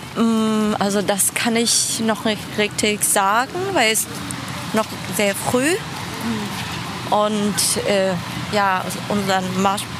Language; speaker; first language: German; non-native, fluent; Vietnamese